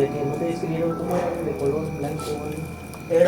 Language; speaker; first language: Spanish; native; Spanish